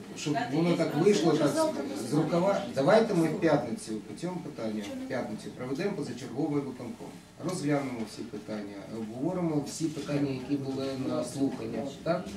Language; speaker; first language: Ukrainian; non-native, local second language; Russian